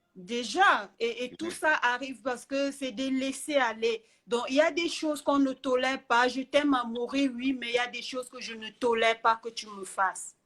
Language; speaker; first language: French; native; French